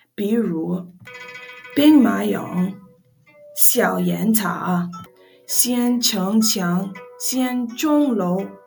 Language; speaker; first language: Chinese; non-native, learner; English